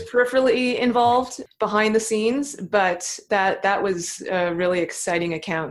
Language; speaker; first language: English; native; English